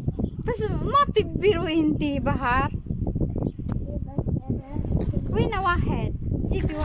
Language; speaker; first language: Arabic; non-native, learner; Filipino